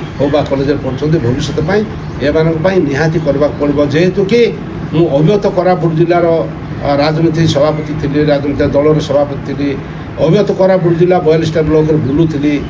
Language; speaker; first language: Odia; non-native, local second language; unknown